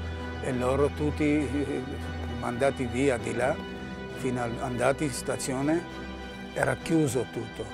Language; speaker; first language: Italian; non-native, learner; Armenian